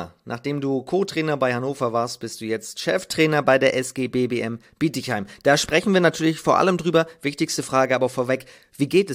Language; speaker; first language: German; native; German